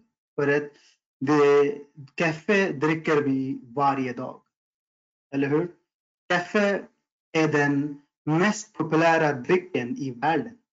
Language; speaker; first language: Swedish; non-native, fluent; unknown